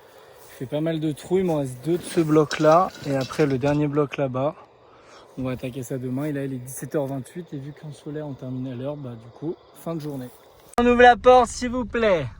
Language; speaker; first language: French; native; French